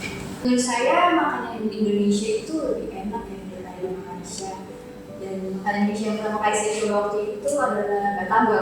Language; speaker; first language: Indonesian; early bilingual, heritage; Indonesian